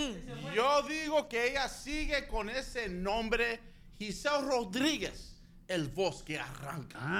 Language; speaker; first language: Spanish; early bilingual, other home language; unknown